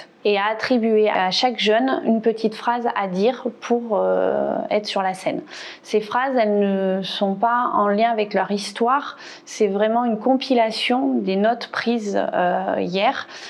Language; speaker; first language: French; native; French